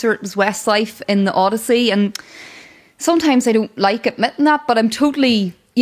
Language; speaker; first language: English; native; English